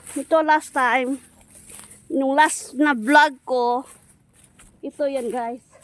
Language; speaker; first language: Filipino; non-native, local second language; Cebuano